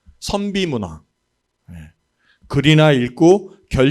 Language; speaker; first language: Korean; native; Korean